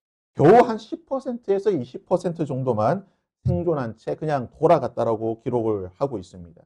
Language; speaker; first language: Korean; native; Korean